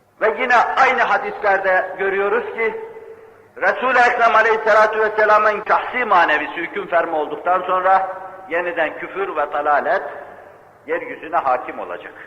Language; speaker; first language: Turkish; native; Turkish